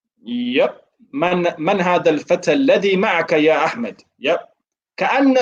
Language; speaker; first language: Arabic; non-native, fluent; English